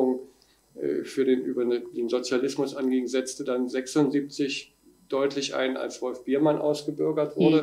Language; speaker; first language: German; native; German